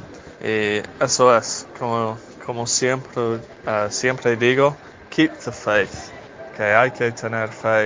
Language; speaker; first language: Spanish; non-native, fluent; English